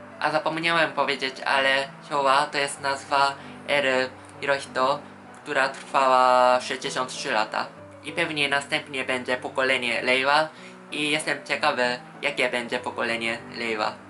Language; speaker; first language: Polish; non-native, fluent; Japanese